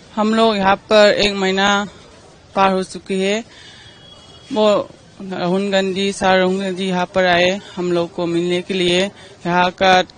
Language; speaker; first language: Hindi; non-native, local second language; Manipuri